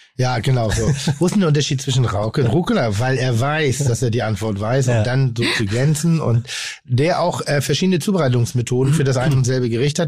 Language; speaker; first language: German; native; German